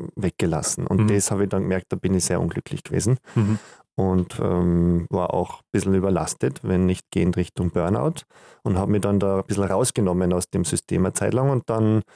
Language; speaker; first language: German; native; German